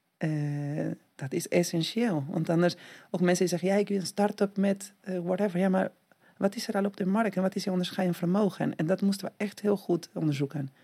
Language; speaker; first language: Dutch; non-native, fluent; Spanish